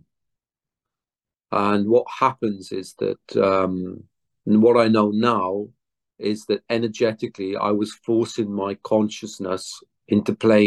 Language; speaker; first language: English; native; English